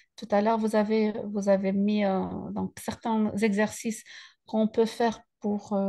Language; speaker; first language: French; native; French